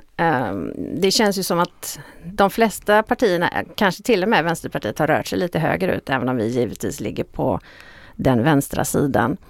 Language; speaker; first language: Swedish; native; Swedish